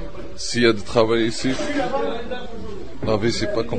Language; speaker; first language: French; non-native, learner; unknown